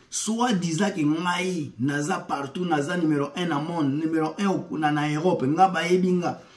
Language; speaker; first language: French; non-native, local second language; Lingala